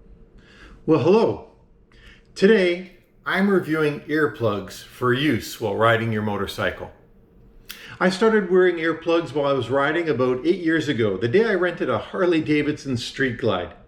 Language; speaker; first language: English; native; English